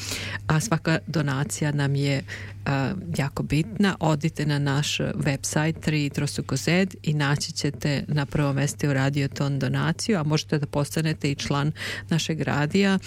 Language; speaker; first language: Serbian; native; Serbian